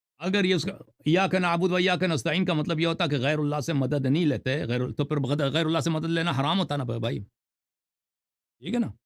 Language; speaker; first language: Urdu; non-native, fluent; Persian